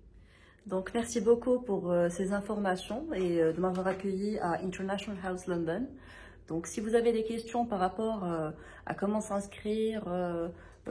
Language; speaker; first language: French; non-native, local second language; Arabic